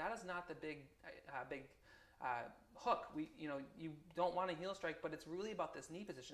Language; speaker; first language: English; native; English